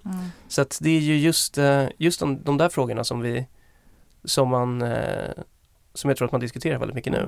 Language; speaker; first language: Swedish; native; Swedish